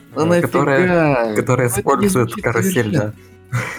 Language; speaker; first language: Russian; native; Russian